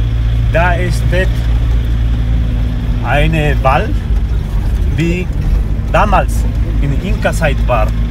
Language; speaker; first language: German; non-native, learner; Spanish